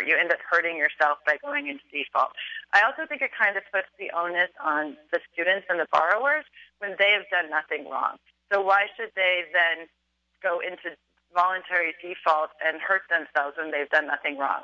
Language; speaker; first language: English; native; English